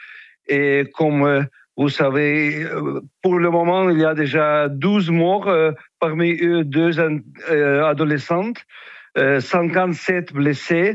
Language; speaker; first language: French; non-native, fluent; Ukrainian